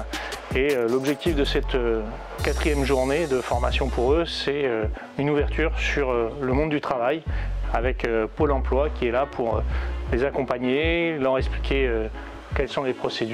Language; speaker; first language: French; native; French